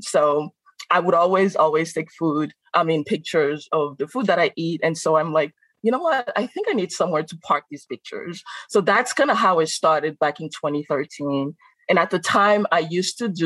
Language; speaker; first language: English; non-native, fluent; French